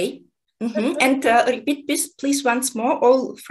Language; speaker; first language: English; non-native, fluent; Russian